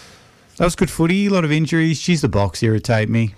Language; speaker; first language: English; native; English